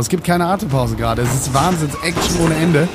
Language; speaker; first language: German; native; German